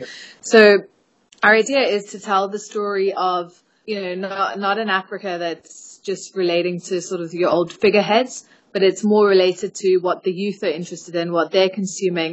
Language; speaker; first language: English; native; English